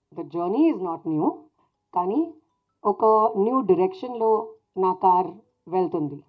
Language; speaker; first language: Telugu; non-native, fluent; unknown